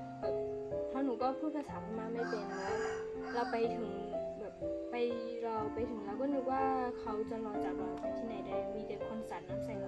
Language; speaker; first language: Thai; non-native, local second language; S'gaw Karen